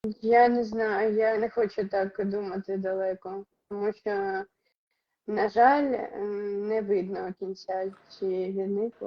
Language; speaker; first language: Ukrainian; non-native, local second language; Russian